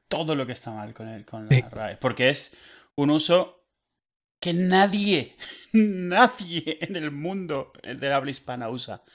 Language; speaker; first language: Spanish; native; Spanish